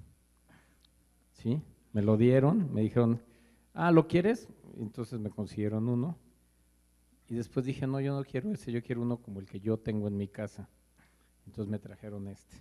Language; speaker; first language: Spanish; native; Spanish